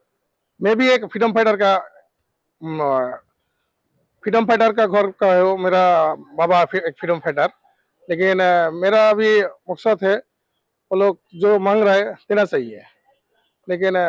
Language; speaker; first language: Hindi; non-native, learner; Bangla